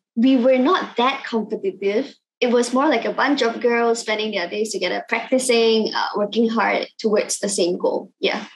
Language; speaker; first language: English; non-native, local second language; Cantonese